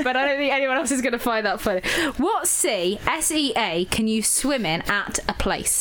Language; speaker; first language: English; native; English